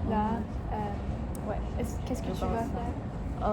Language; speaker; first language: French; non-native, learner; English